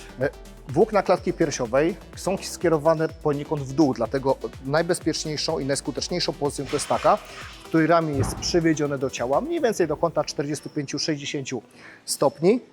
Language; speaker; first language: Polish; native; Polish